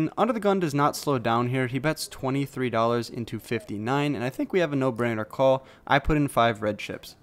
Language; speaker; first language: English; native; English